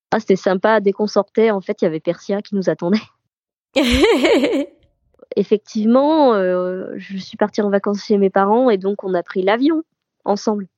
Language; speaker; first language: French; native; French